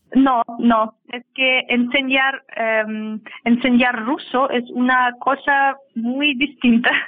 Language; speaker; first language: Spanish; non-native, learner; Russian